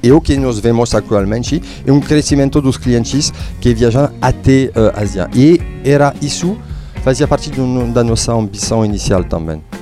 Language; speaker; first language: Portuguese; non-native, fluent; French